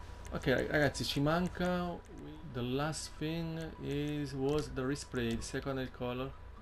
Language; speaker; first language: English; non-native, learner; Italian